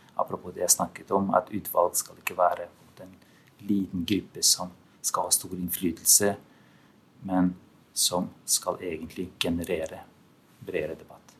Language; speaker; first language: Norwegian; non-native, fluent; Albanian